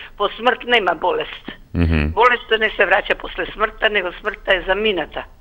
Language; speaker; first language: Macedonian; native; Macedonian